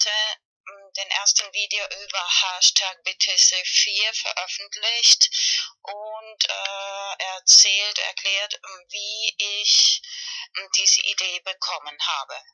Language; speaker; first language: German; non-native, learner; Spanish